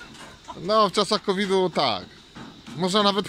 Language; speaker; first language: Polish; native; Polish